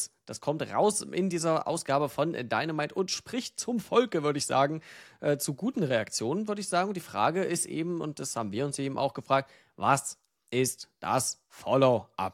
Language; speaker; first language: German; native; German